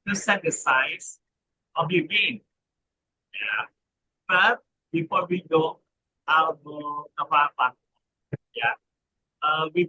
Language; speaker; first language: English; non-native, learner; Indonesian